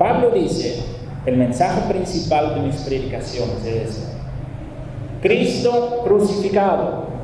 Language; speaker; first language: Spanish; non-native, fluent; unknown